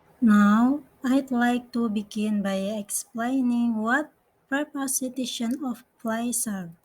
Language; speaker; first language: English; non-native, learner; Indonesian